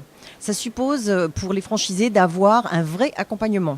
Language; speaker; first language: French; native; French